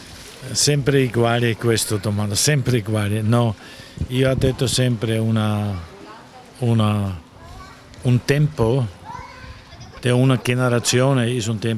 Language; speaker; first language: Italian; non-native, learner; German